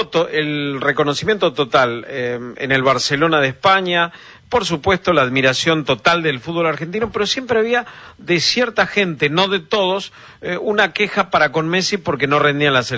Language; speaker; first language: Spanish; native; Spanish